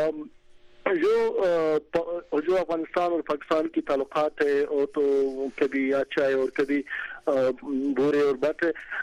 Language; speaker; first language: Hindi; non-native, learner; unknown